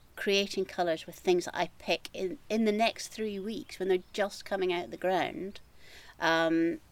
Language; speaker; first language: English; native; English